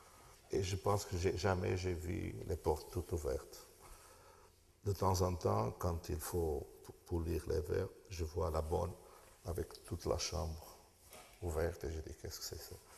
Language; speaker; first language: French; non-native, fluent; Portuguese